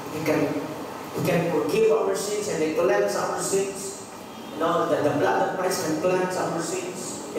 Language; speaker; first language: English; non-native, local second language; Filipino